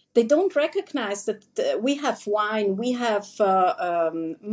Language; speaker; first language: English; non-native, fluent; German